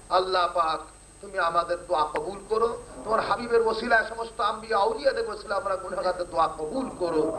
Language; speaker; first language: Bangla; non-native, fluent; Urdu